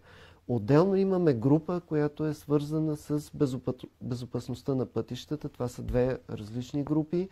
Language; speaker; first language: Bulgarian; native; Bulgarian